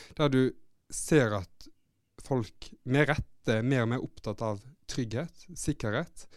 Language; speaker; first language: Norwegian; native; Norwegian